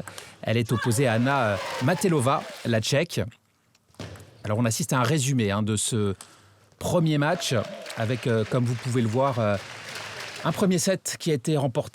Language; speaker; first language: French; native; French